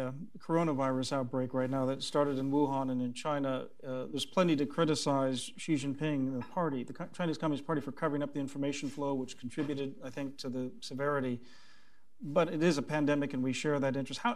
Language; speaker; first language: English; native; English